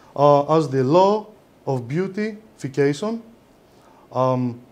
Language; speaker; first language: English; non-native, fluent; Greek